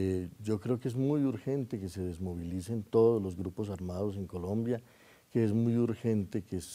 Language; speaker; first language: Spanish; native; Spanish